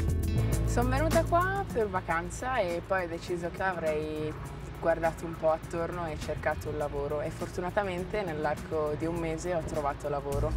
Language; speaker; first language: Italian; early bilingual, other home language; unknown